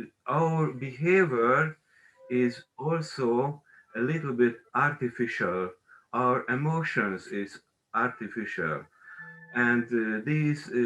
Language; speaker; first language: English; non-native, learner; Hungarian